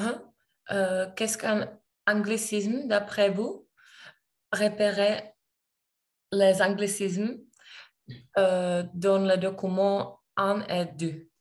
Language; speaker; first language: French; non-native, learner; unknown